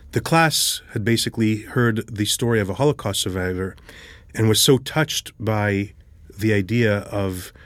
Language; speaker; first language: English; early bilingual, other home language; Hebrew